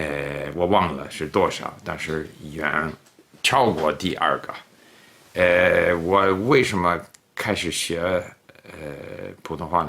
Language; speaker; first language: Chinese; non-native, fluent; English